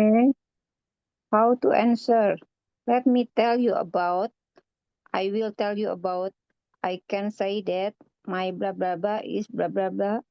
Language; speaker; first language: English; non-native, learner; Indonesian